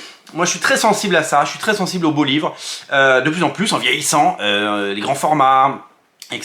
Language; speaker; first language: French; native; French